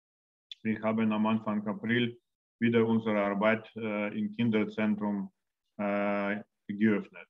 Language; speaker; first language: German; non-native, learner; Russian